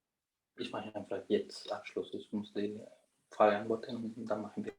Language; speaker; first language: German; non-native, fluent; Spanish